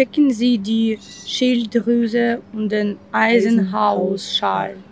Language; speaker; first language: German; non-native, learner; Ukrainian